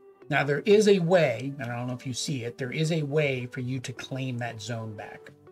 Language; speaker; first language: English; native; English